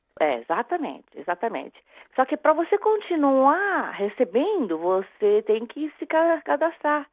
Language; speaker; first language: Portuguese; native; Portuguese